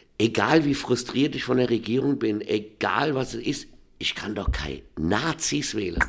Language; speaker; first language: German; native; German